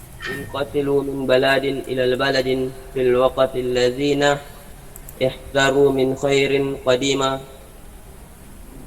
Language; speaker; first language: Arabic; non-native, learner; Indonesian